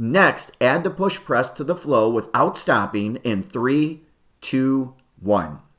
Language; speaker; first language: English; native; English